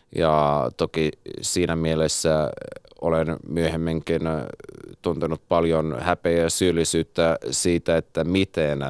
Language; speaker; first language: Finnish; native; Finnish